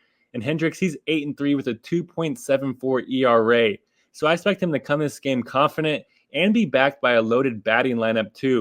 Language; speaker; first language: English; native; English